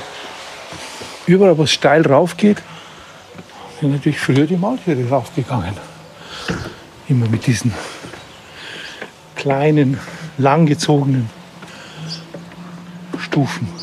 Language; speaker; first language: German; native; German